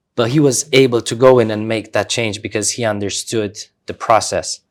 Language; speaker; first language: English; non-native, fluent; Romanian